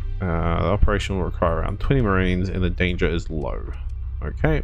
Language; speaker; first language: English; native; English